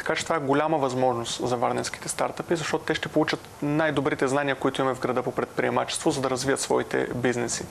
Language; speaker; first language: Bulgarian; native; Bulgarian